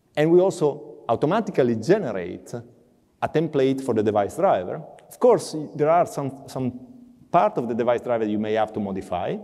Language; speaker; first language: English; non-native, fluent; Italian